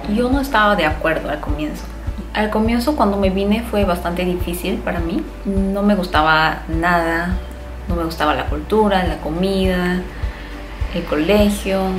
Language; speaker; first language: Spanish; early bilingual, heritage; Korean